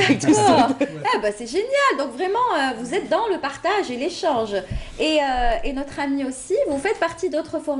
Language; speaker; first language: French; native; French